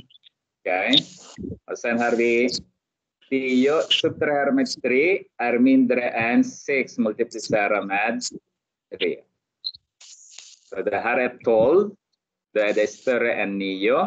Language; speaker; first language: Swedish; non-native, fluent; Arabic